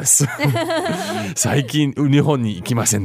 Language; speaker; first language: Japanese; non-native, fluent; English